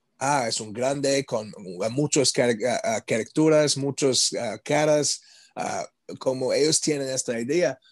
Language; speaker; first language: Spanish; non-native, learner; English